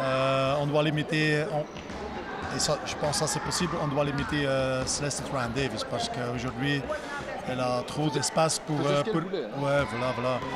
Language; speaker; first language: French; non-native, local second language; Dutch